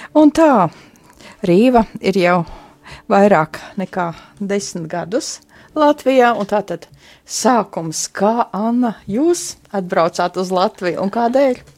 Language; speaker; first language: Latvian; native; Latvian